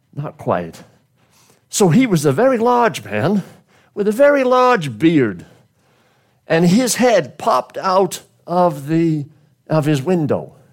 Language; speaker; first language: English; native; English